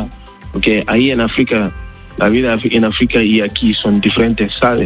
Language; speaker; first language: Spanish; non-native, learner; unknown